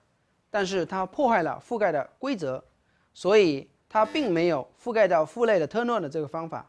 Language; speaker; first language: Chinese; native; Chinese